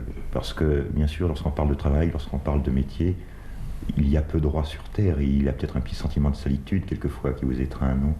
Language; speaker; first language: French; native; French